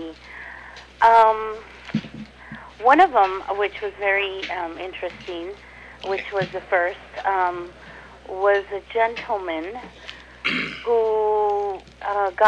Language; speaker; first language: English; non-native, fluent; Spanish